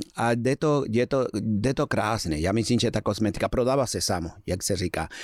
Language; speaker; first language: Czech; non-native, learner; Spanish